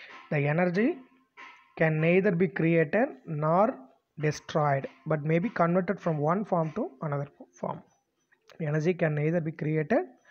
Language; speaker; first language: English; non-native, local second language; Tamil